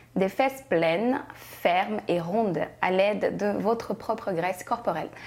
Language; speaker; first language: French; native; French